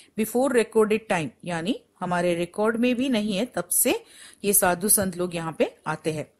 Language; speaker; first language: Hindi; non-native, local second language; Gujarati